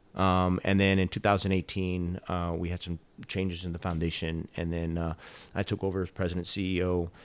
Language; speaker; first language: English; native; English